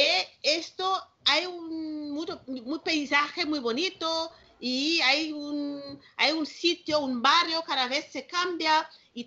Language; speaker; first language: Spanish; non-native, learner; Malagasy